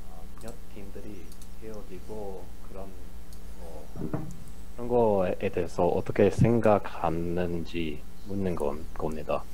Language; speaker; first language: Korean; early bilingual, heritage; English